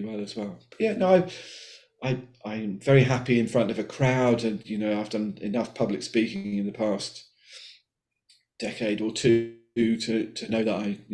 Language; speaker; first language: English; native; English